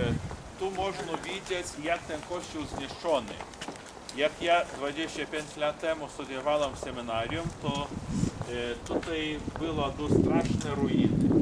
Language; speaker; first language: Polish; non-native, local second language; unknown